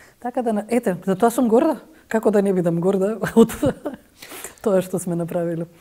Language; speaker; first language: Macedonian; native; Macedonian